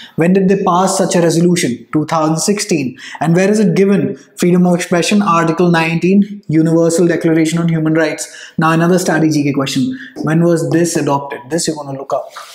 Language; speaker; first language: English; non-native, local second language; Hindi